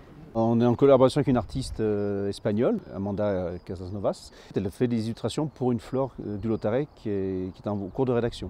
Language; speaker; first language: French; native; French